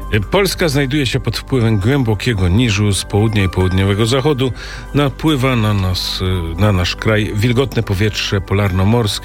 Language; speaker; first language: Polish; native; Polish